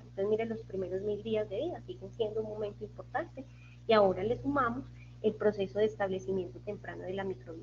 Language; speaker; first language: Spanish; native; Spanish